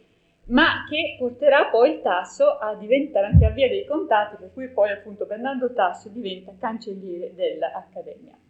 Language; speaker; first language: Italian; native; Italian